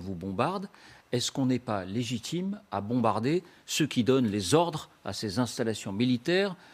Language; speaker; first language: French; native; French